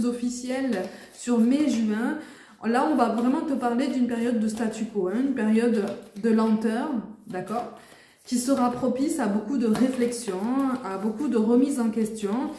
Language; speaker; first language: French; native; French